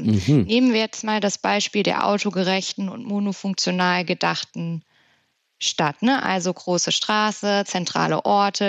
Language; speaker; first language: German; native; German